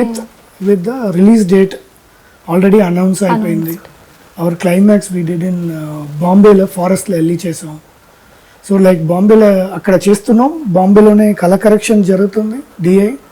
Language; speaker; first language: Telugu; non-native, fluent; Tamil